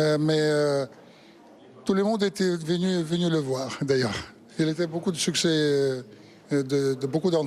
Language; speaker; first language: French; non-native, fluent; Russian